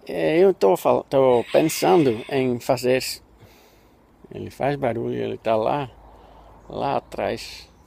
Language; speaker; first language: Portuguese; non-native, learner; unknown